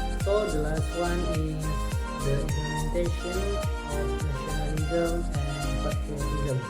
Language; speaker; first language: English; non-native, learner; Indonesian